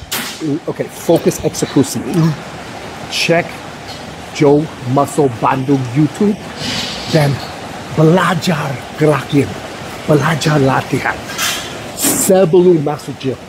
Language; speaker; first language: Indonesian; non-native, fluent; English